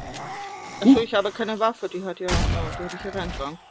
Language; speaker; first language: German; native; German